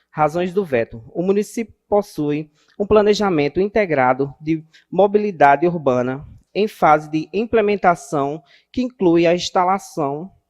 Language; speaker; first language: Portuguese; native; Portuguese